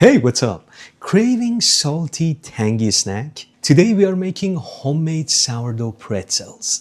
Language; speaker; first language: English; non-native, fluent; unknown